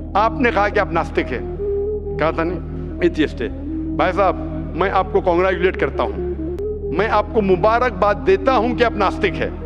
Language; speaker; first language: Hindi; non-native, local second language; Urdu